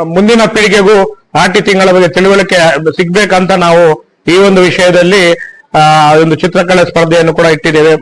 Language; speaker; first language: Kannada; non-native, local second language; Tulu